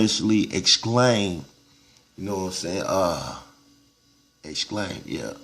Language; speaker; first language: English; native; English